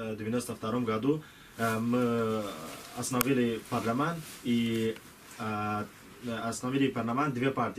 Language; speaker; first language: Russian; non-native, learner; Kurdish